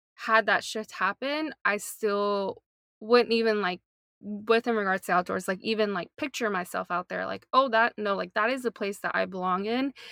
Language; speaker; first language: English; native; English